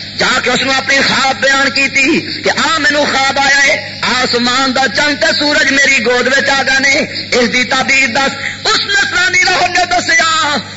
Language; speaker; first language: Urdu; non-native, local second language; Punjabi